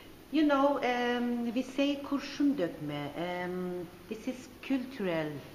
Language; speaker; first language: English; non-native, learner; Turkish